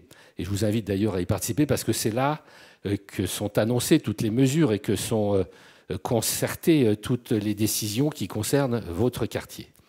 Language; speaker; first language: French; native; French